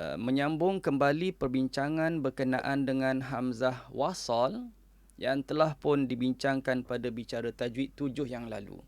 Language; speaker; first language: Malay; native; Malay